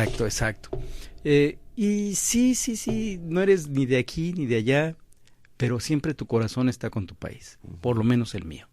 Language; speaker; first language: Spanish; native; Spanish